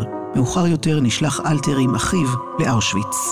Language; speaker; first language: Hebrew; native; Hebrew